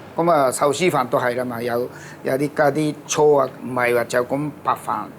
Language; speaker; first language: Cantonese; non-native, fluent; Japanese